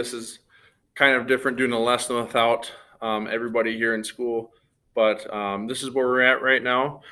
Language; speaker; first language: English; native; English